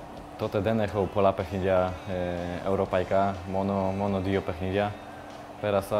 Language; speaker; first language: Greek; non-native, learner; Polish